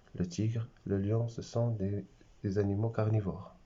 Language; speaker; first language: French; non-native, local second language; Arabic